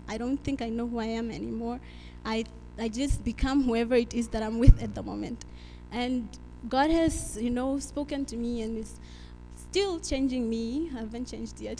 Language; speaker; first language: English; non-native, local second language; Afrikaans